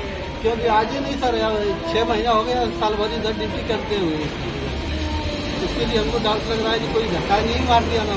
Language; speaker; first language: Hindi; non-native, local second language; Bhojpuri